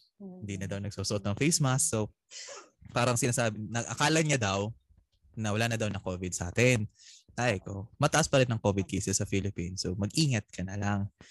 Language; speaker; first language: Filipino; non-native, local second language; Bikol